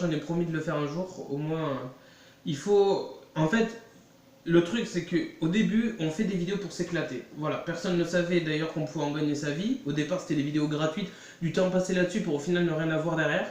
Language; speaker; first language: French; native; French